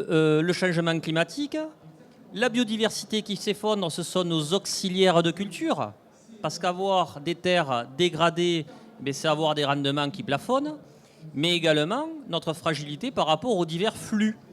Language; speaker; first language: French; native; French